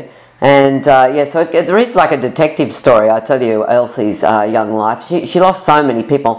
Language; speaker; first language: English; native; English